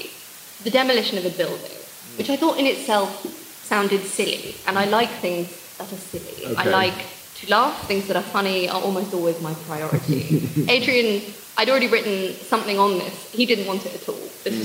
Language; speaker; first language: English; native; English